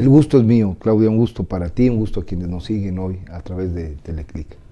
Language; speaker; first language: Spanish; native; Spanish